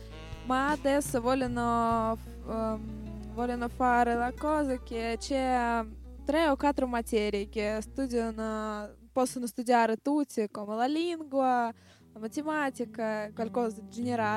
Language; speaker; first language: Italian; non-native, learner; Russian